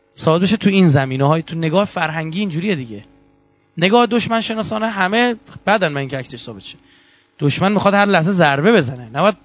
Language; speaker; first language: Persian; native; Persian